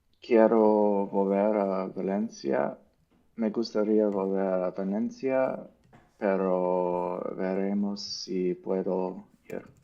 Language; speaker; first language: Spanish; non-native, learner; English